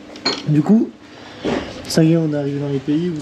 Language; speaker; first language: French; native; French